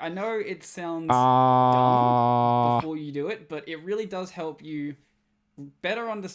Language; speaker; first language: English; native; English